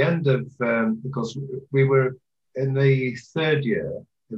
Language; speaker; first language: English; native; English